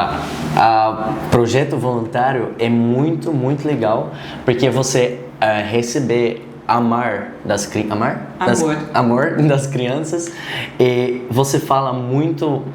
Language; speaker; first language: Portuguese; non-native, learner; Dutch